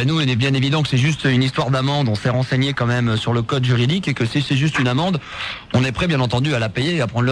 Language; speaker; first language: French; native; French